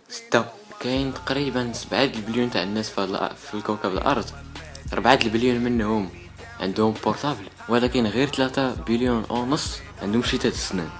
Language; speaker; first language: Arabic; native; Arabic